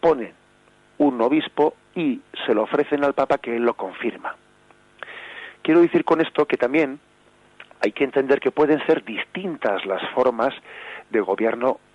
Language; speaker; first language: Spanish; native; Spanish